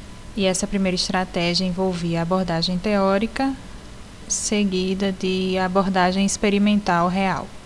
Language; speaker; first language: Portuguese; native; Portuguese